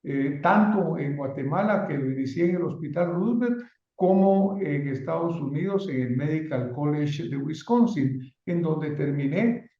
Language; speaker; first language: Spanish; native; Spanish